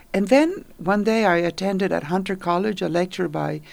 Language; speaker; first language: English; non-native, fluent; Italian